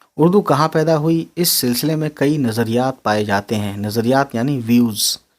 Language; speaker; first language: Urdu; native; Urdu